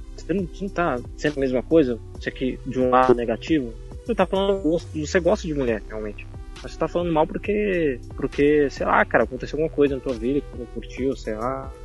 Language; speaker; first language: Portuguese; native; Portuguese